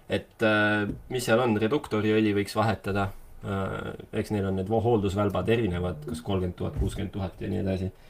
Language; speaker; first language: Estonian; native; Estonian